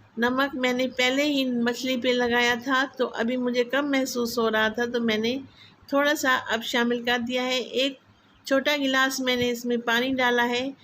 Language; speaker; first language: Urdu; non-native, local second language; Saraiki